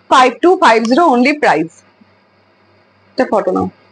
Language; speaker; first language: Hindi; non-native, local second language; Bangla